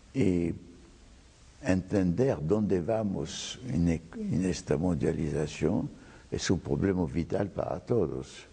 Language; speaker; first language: Spanish; non-native, fluent; French